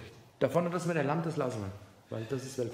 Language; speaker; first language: German; native; German